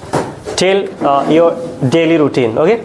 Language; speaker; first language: English; non-native, local second language; Hindi